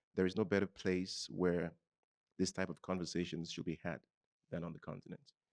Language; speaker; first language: English; non-native, local second language; Yoruba